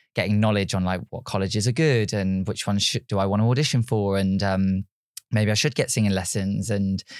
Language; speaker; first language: English; native; English